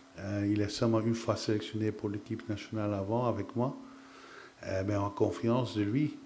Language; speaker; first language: French; non-native, fluent; Dutch